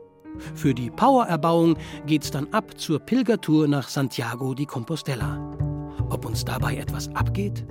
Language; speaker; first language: German; native; German